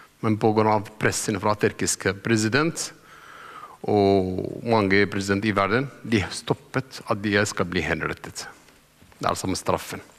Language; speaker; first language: Norwegian; non-native, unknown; Arabic